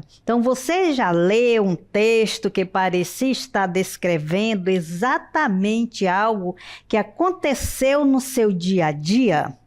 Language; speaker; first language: Portuguese; native; Portuguese